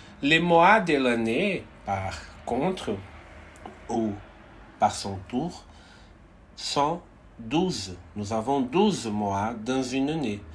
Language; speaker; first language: French; non-native, fluent; Portuguese